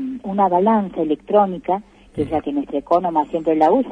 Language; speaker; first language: Spanish; native; Spanish